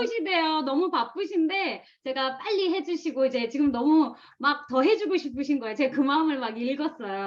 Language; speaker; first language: Korean; native; Korean